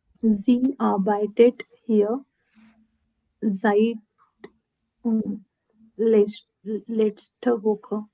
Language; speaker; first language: German; non-native, learner; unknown